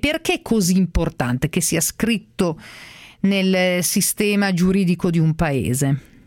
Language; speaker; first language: Italian; native; Italian